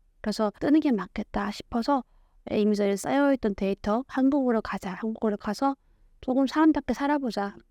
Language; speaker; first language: Korean; native; Korean